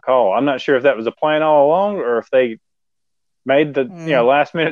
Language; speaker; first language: English; native; English